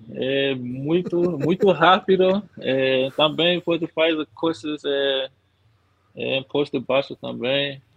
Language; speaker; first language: Portuguese; non-native, learner; English